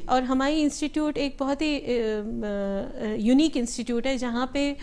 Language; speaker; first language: Hindi; native; Hindi